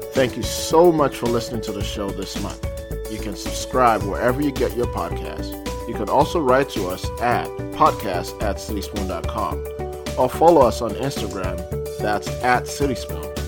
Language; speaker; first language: English; native; English